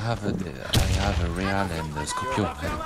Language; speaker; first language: English; non-native, learner; French